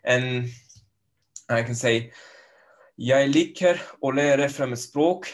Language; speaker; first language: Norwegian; non-native, learner; Turkish